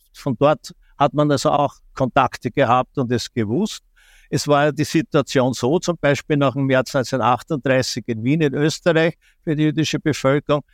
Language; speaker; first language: German; native; German